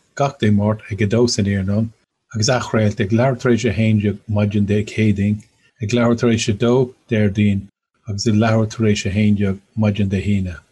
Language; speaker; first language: Irish; non-native, local second language; English